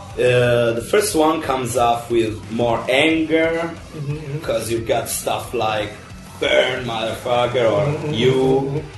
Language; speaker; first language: English; non-native, fluent; Italian